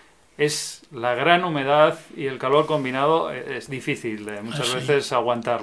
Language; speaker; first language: Spanish; native; Spanish